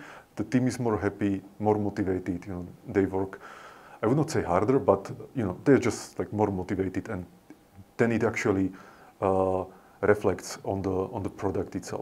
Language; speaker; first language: English; non-native, fluent; Slovak